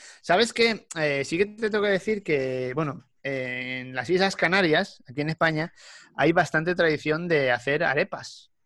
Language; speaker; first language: Spanish; native; Spanish